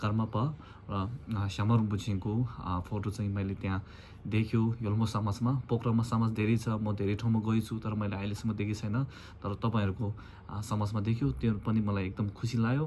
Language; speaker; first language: Nepali; non-native, local second language; Tibetan